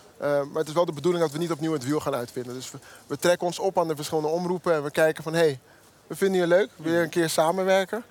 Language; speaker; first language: Dutch; early bilingual, other home language; Akan